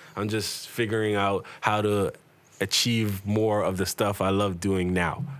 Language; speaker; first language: English; native; English